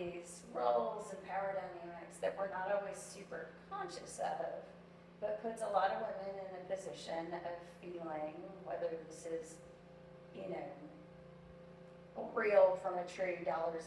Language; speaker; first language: English; native; English